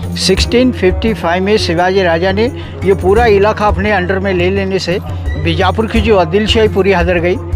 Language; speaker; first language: Hindi; non-native, local second language; Marathi